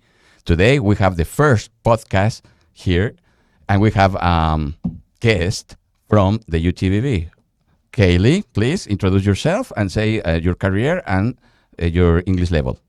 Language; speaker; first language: English; non-native, fluent; Spanish